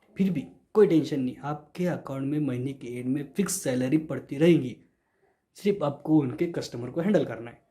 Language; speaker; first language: Hindi; non-native, local second language; Marathi